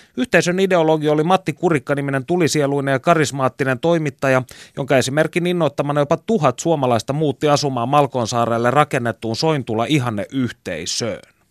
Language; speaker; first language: Finnish; native; Finnish